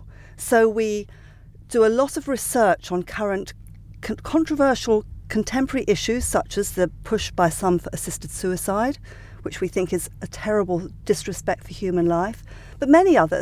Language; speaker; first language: English; native; English